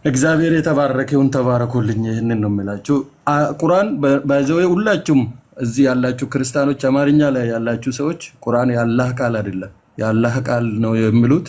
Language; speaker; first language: Amharic; non-native, local second language; Oromo